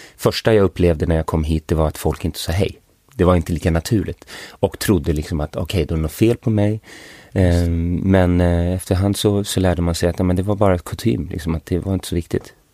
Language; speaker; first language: Swedish; early bilingual, other home language; English